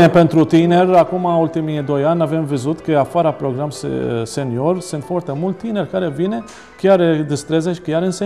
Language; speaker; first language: Romanian; non-native, learner; Maltese